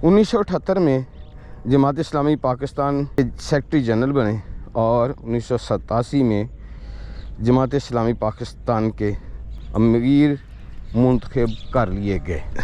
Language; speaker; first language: Urdu; non-native, local second language; Punjabi